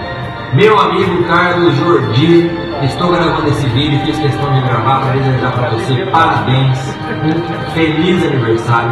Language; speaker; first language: Portuguese; native; Portuguese